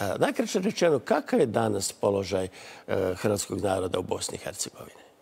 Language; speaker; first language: Croatian; native; Croatian